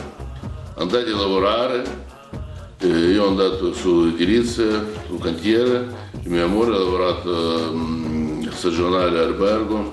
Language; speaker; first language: Italian; non-native, learner; Ukrainian